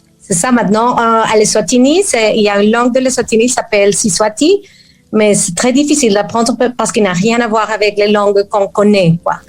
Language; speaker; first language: French; non-native, fluent; Spanish